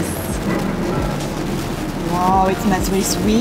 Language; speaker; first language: English; non-native, fluent; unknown